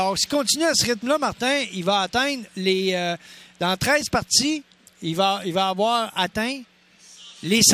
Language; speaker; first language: French; native; French